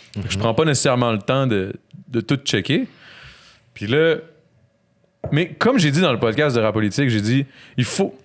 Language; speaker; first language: French; native; French